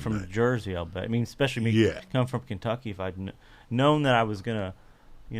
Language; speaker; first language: English; native; English